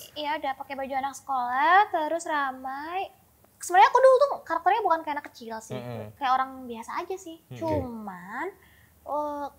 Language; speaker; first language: Indonesian; native; Indonesian